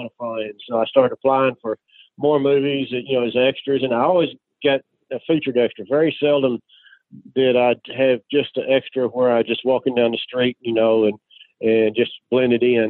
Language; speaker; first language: English; native; English